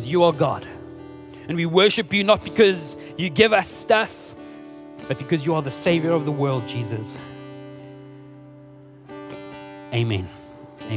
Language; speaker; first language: English; non-native, local second language; Afrikaans